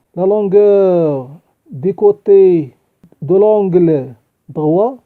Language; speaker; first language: French; non-native, local second language; Arabic